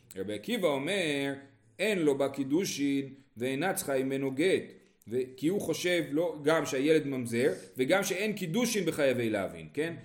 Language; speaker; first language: Hebrew; native; Hebrew